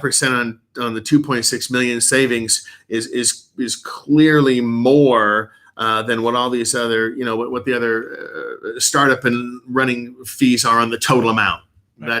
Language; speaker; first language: English; native; English